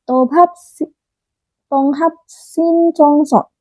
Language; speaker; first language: Korean; non-native, fluent; Indonesian